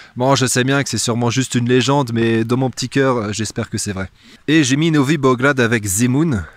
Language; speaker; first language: French; native; French